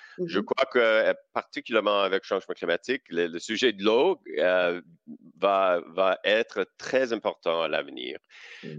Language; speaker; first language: French; non-native, local second language; English